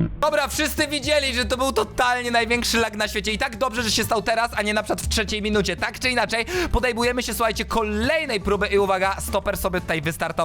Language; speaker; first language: Polish; native; Polish